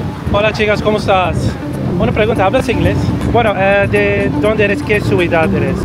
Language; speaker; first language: Spanish; non-native, learner; Arabic